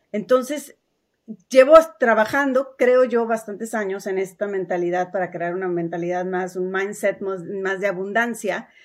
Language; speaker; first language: Spanish; native; Spanish